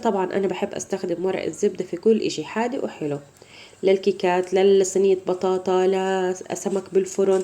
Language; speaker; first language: Arabic; native; Arabic